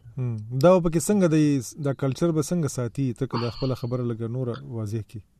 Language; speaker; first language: Pashto; native; Pashto